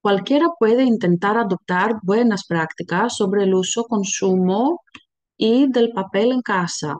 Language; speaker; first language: Spanish; non-native, fluent; Greek